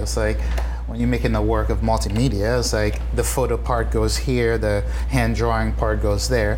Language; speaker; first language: English; non-native, fluent; Haitian Creole